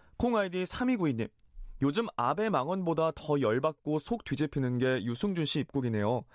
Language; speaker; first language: Korean; native; Korean